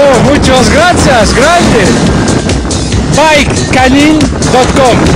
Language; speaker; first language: Spanish; non-native, learner; French